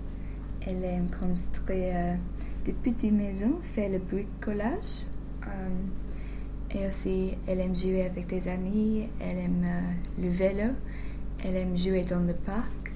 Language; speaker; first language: French; non-native, learner; English